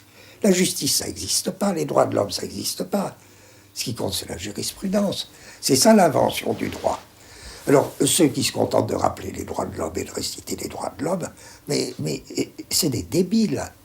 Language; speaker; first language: French; native; French